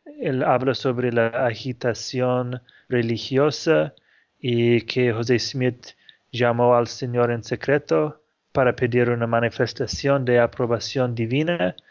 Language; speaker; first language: Spanish; non-native, fluent; English